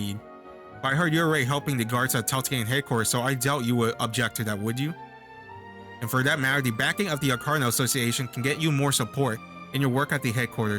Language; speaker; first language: English; native; English